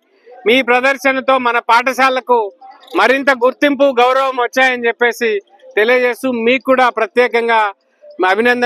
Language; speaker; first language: Telugu; native; Telugu